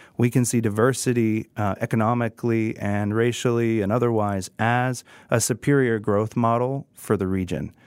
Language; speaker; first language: English; native; English